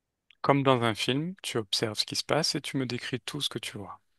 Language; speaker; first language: French; native; French